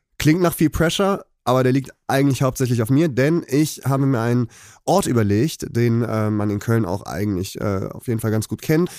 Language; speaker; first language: German; native; German